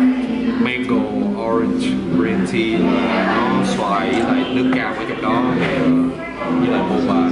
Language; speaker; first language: Vietnamese; early bilingual, other home language; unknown